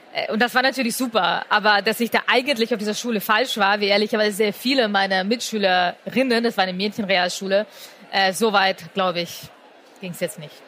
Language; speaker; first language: German; native; German